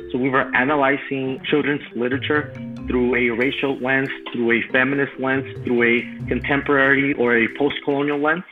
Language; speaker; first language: English; non-native, fluent; Spanish